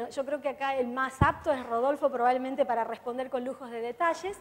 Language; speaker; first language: Spanish; native; Spanish